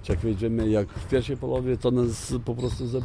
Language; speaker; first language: Polish; non-native, fluent; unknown